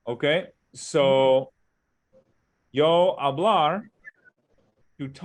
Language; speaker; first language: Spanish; non-native, fluent; English